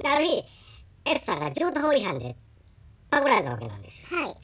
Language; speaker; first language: Japanese; native; Japanese